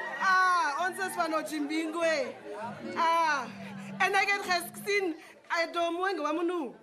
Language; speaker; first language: Afrikaans; non-native, local second language; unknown